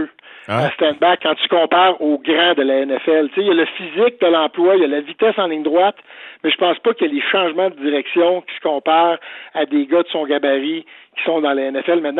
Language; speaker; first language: French; native; French